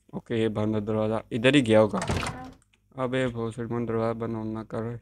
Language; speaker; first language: Hindi; native; Hindi